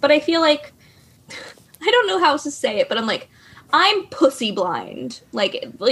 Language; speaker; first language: English; native; English